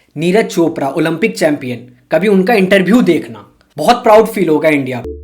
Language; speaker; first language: Hindi; native; Hindi